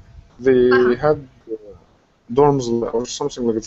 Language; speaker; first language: English; non-native, fluent; Arabic